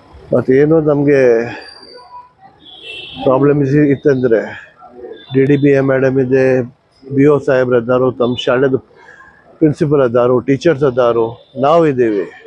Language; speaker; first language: Kannada; non-native, local second language; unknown